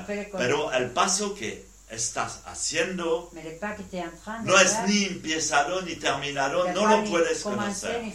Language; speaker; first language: Spanish; non-native, learner; French